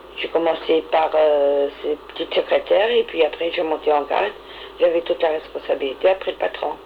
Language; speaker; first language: French; non-native, local second language; Arabic